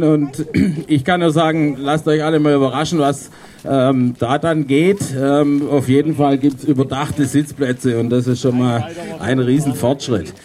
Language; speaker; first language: German; native; German